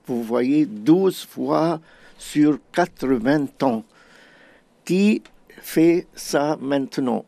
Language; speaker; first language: French; non-native, fluent; Arabic